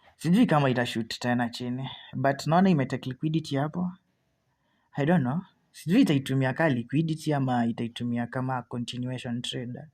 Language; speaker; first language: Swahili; native; Swahili